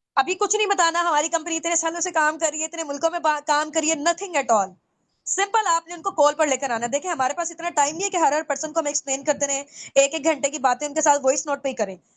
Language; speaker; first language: Urdu; non-native, local second language; Punjabi